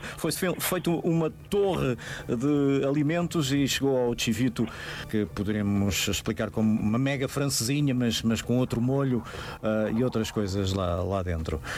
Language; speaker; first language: Portuguese; native; Portuguese